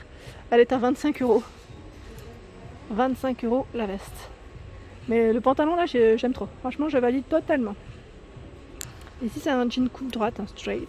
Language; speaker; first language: French; native; French